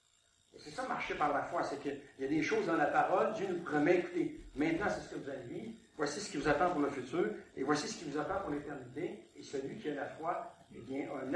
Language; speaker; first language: French; native; French